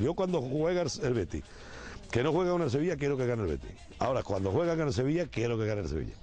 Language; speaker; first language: Spanish; native; Spanish